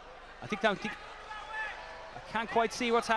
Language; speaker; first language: English; native; English